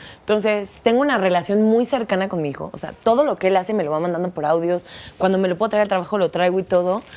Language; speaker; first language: Spanish; native; Spanish